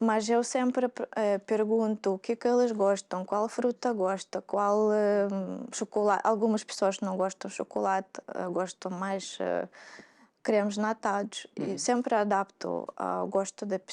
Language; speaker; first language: Portuguese; non-native, fluent; Russian